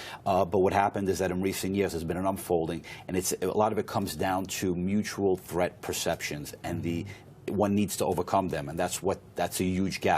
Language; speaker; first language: English; native; English